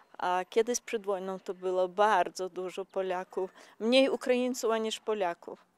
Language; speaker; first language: Polish; early bilingual, heritage; Polish